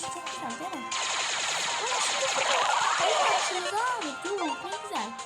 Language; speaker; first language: Turkish; non-native, learner; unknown